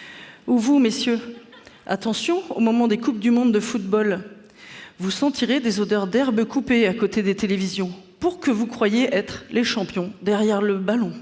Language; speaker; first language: French; native; French